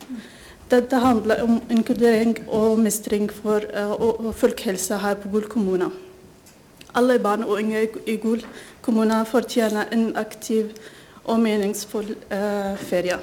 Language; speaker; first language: Norwegian; non-native, fluent; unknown